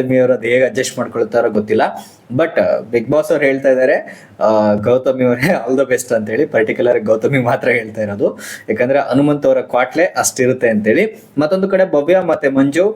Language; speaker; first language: Kannada; native; Kannada